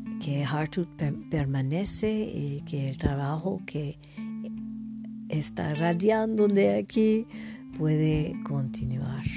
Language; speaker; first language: Spanish; non-native, learner; English